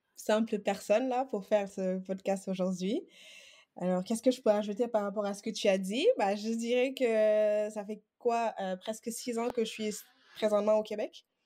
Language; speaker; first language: French; non-native, local second language; Wolof